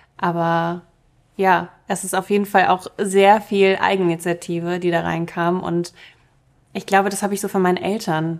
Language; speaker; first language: German; early bilingual, other home language; Russian